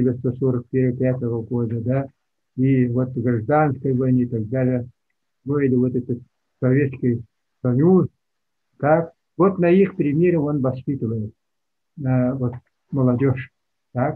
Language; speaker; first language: Russian; non-native, local second language; Yakut